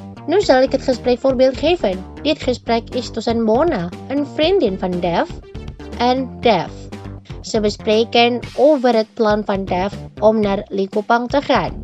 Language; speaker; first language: Dutch; non-native, fluent; Indonesian